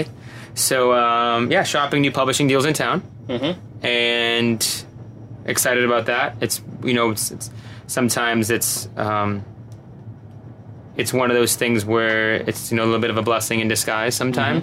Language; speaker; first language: English; native; English